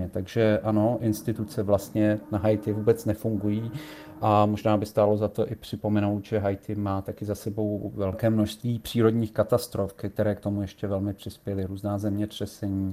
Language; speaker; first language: Czech; native; Czech